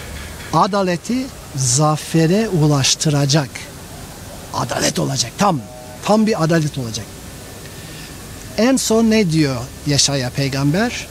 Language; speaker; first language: Turkish; non-native, fluent; English